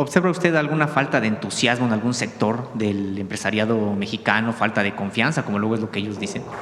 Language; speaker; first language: Spanish; native; Spanish